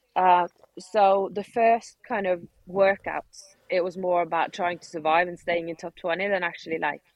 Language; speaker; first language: English; non-native, fluent; Norwegian